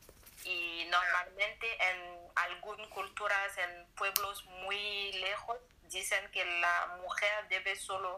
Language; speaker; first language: Spanish; non-native, learner; French